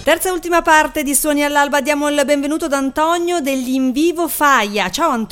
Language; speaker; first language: Italian; native; Italian